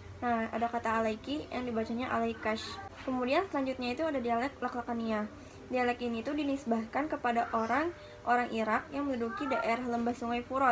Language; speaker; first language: Indonesian; native; Indonesian